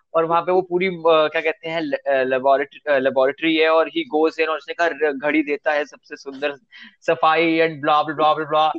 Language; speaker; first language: Hindi; native; Hindi